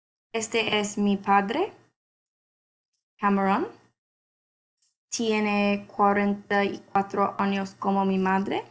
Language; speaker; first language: Spanish; non-native, learner; English